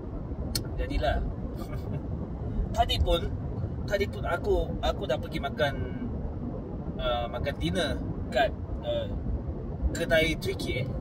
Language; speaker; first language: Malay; non-native, fluent; Korean